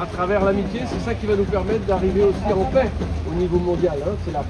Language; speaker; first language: French; native; French